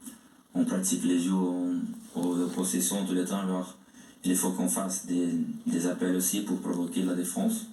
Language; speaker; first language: French; non-native, learner; Portuguese